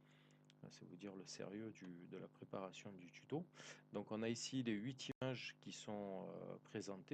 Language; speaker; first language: French; native; French